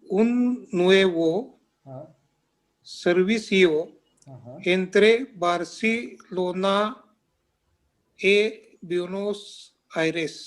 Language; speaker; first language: Spanish; non-native, learner; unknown